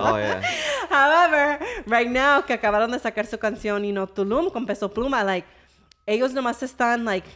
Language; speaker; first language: Spanish; early bilingual, heritage; English